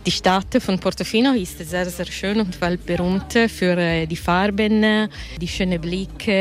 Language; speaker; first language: German; non-native, learner; Italian